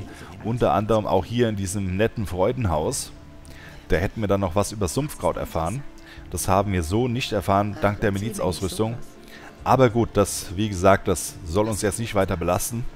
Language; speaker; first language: German; native; German